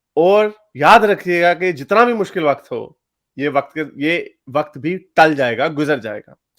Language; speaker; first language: Urdu; native; Urdu